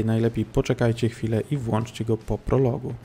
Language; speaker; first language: Polish; native; Polish